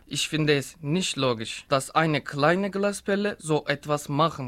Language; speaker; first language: German; non-native, learner; Turkish